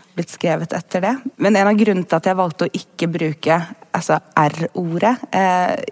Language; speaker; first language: Norwegian; native; Norwegian